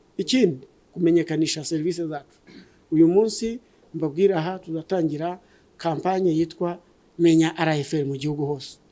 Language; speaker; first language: Kinyarwanda; native; Kinyarwanda